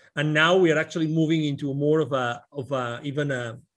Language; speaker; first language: English; non-native, fluent; Spanish